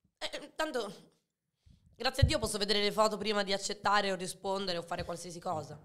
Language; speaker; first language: Italian; early bilingual, other home language; Arabic